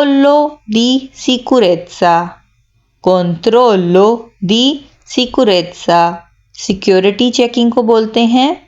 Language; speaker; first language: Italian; non-native, fluent; Urdu